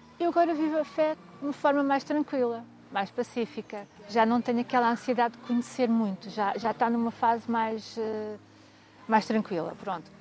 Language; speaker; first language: Portuguese; native; Portuguese